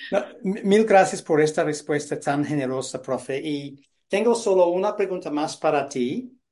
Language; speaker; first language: Spanish; non-native, fluent; English